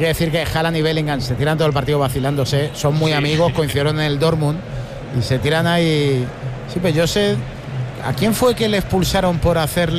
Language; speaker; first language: Spanish; native; Spanish